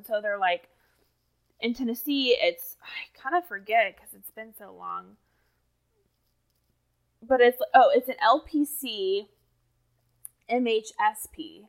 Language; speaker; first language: English; native; English